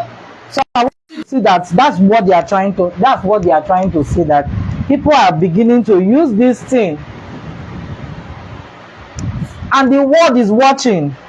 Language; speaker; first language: English; non-native, local second language; Igbo